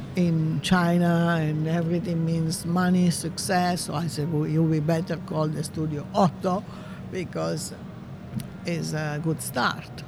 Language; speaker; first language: English; non-native, fluent; Italian